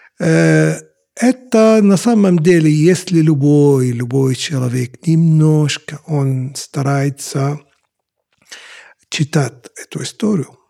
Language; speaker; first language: Russian; non-native, fluent; Arabic